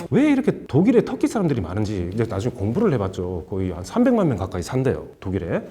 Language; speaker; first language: Korean; native; Korean